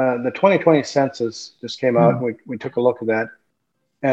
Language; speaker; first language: English; early bilingual, other home language; German